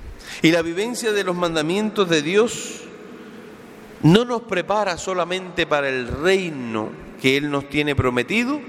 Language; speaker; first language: Spanish; native; Spanish